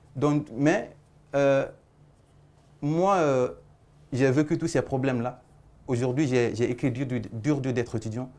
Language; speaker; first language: French; non-native, local second language; Fula